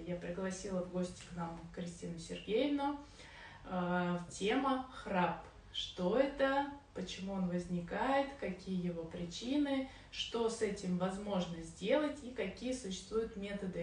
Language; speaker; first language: Russian; native; Russian